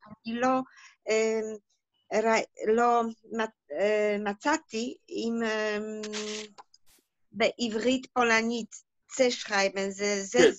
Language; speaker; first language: Hebrew; non-native, learner; Russian